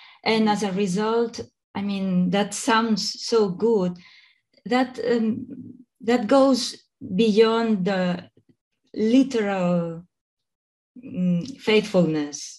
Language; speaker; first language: English; non-native, fluent; Catalan